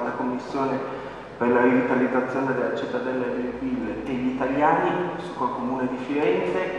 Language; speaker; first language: Italian; native; Italian